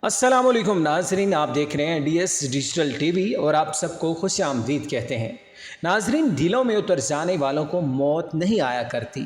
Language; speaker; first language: Urdu; native; Urdu